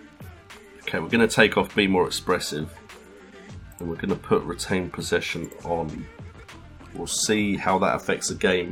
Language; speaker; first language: English; native; English